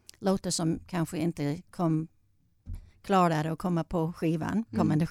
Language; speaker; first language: Swedish; non-native, fluent; English